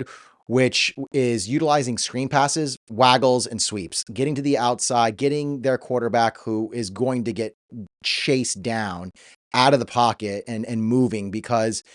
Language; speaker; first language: English; native; English